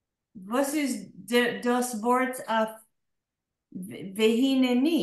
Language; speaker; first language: German; non-native, learner; English